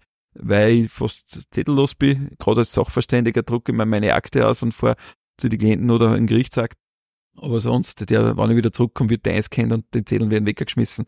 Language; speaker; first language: German; native; German